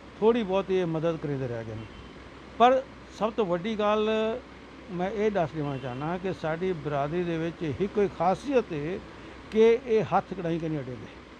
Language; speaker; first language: Punjabi; non-native, local second language; Saraiki